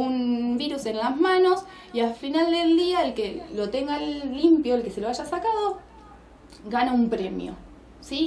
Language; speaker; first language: Spanish; native; Spanish